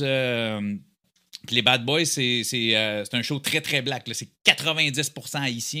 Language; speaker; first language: French; native; French